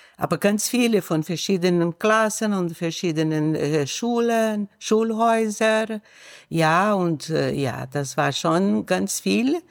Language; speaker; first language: German; non-native, fluent; Portuguese